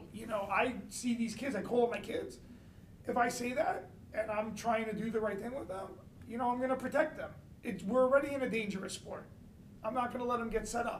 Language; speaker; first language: English; native; English